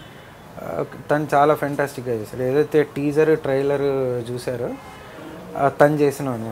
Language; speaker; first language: Telugu; native; Telugu